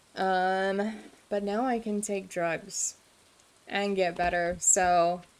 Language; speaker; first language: English; native; English